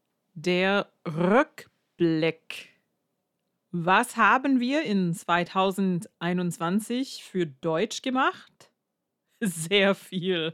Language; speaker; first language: German; non-native, fluent; English